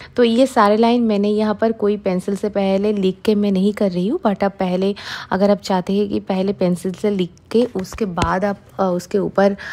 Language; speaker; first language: Hindi; non-native, local second language; Bangla